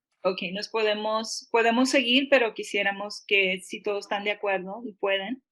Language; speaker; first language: Spanish; early bilingual, heritage; Spanish